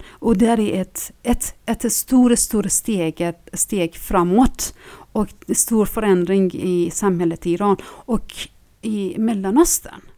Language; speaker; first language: Swedish; non-native, fluent; Persian